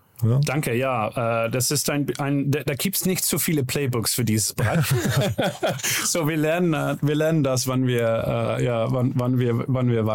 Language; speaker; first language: German; non-native, learner; Dutch